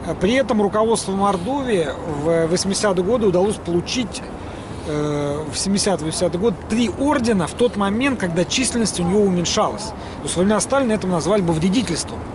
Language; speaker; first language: Russian; native; Russian